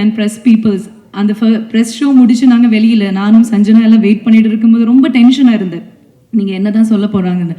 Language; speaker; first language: Tamil; non-native, fluent; Malayalam